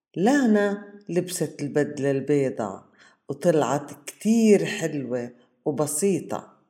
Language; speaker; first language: Arabic; native; Arabic